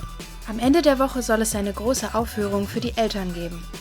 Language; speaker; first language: German; native; German